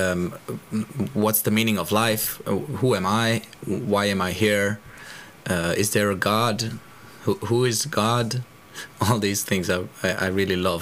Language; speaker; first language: English; non-native, fluent; German